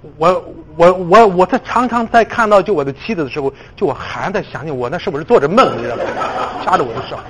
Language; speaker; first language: Chinese; native; Chinese